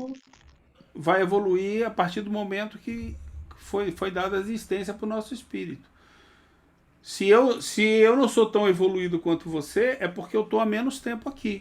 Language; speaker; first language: Portuguese; native; Portuguese